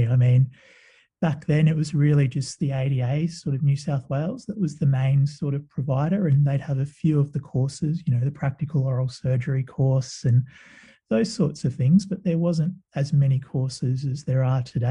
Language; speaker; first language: English; native; English